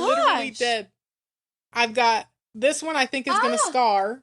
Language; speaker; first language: English; native; English